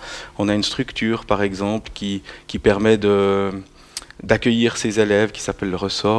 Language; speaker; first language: French; native; French